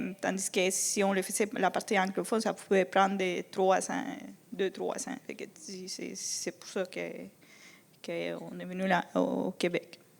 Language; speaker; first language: French; non-native, fluent; Spanish